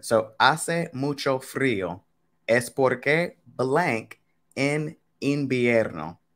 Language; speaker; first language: Spanish; non-native, fluent; English